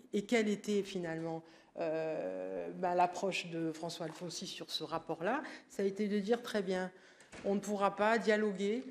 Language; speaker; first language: French; native; French